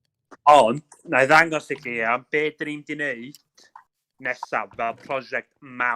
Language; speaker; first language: Welsh; native; Welsh